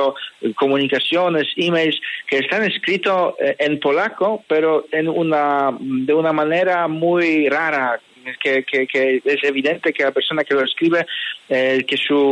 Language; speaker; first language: Spanish; non-native, fluent; Polish